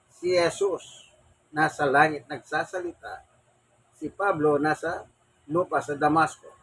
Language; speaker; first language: Filipino; native; Filipino